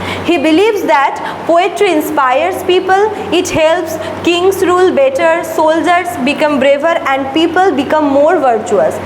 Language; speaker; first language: English; non-native, local second language; Bangla